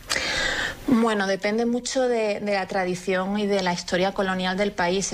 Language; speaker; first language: Spanish; native; Spanish